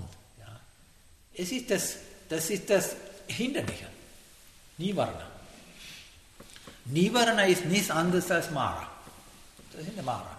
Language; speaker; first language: German; non-native, fluent; Sinhala